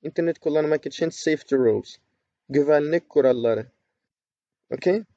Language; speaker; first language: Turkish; non-native, fluent; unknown